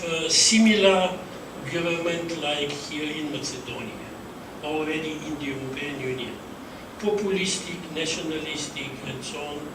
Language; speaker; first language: English; non-native, fluent; Bulgarian